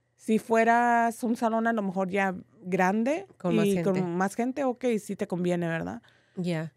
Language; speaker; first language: Spanish; native; Spanish